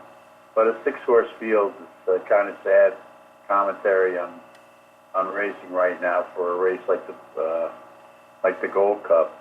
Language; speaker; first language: English; native; English